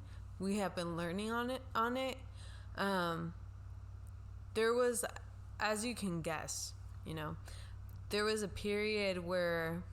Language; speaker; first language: English; non-native, local second language; Spanish